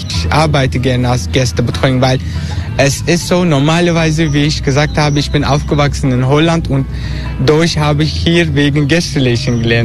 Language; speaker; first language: German; non-native, learner; Turkish